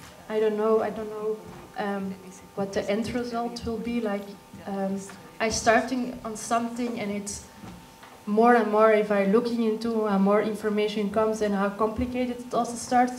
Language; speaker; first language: English; non-native, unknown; Dutch